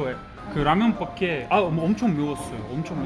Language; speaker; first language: Korean; non-native, learner; Russian